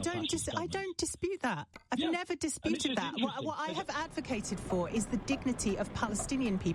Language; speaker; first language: English; native; English